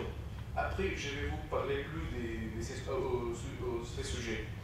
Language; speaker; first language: French; non-native, fluent; Spanish